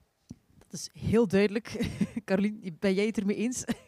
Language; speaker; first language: Dutch; native; Dutch